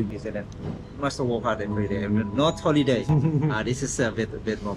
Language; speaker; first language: English; non-native, learner; Indonesian